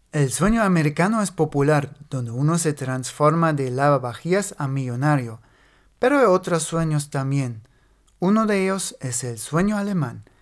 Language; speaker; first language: Spanish; non-native, fluent; German